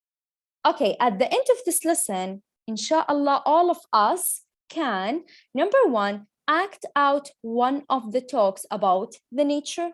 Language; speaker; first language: English; non-native, fluent; Arabic